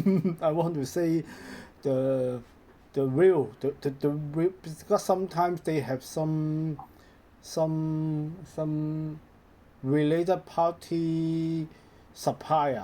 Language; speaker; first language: English; non-native, learner; Cantonese